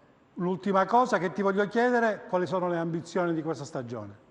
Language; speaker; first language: Italian; native; Italian